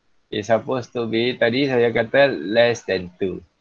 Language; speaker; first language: English; non-native, local second language; Malay